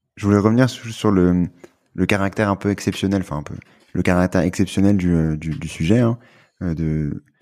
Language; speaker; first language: French; native; French